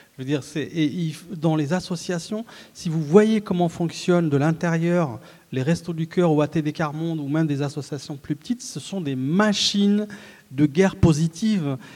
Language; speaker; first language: French; early bilingual, other home language; Arabic